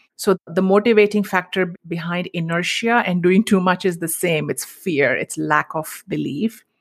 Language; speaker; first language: English; non-native, local second language; Hindi